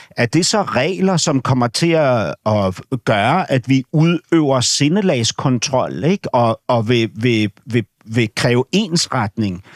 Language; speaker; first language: Danish; native; Danish